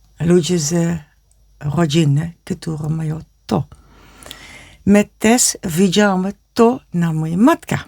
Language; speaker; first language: Polish; non-native, learner; Dutch